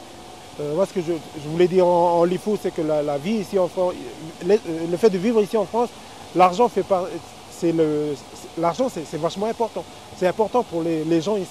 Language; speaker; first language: French; non-native, local second language; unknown